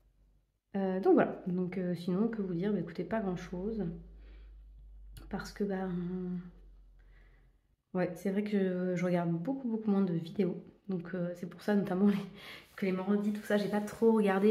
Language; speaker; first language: French; native; French